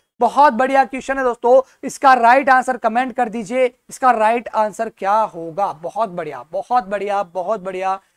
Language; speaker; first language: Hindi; native; Hindi